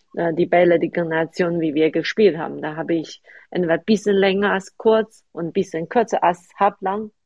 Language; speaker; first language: German; non-native, fluent; Chinese